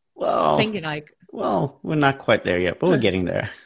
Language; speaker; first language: English; non-native, fluent; Norwegian